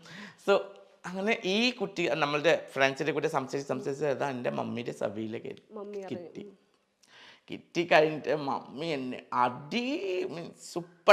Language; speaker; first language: Malayalam; non-native, learner; Assamese